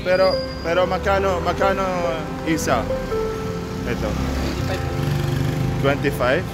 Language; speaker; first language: Filipino; non-native, learner; Arabic